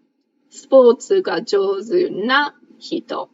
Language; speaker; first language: Japanese; non-native, fluent; English